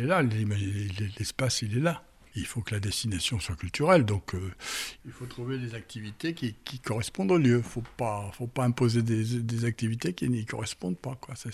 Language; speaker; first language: French; native; French